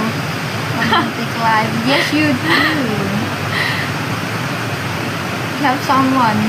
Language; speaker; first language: English; non-native, learner; Indonesian